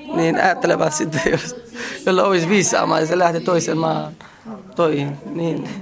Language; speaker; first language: Finnish; non-native, learner; Arabic